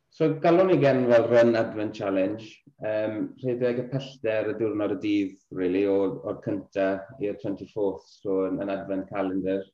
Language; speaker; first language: Welsh; native; Welsh